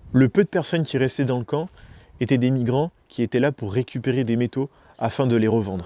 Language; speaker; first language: French; native; French